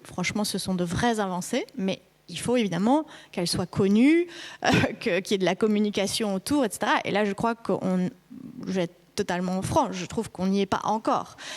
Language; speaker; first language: French; native; French